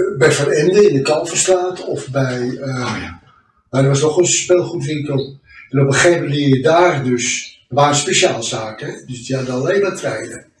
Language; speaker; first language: Dutch; early bilingual, other home language; French